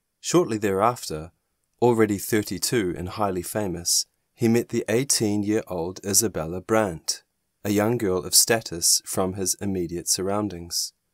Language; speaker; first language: English; non-native, fluent; German